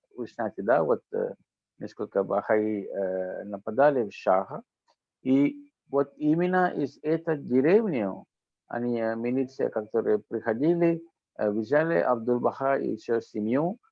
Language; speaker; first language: Russian; non-native, fluent; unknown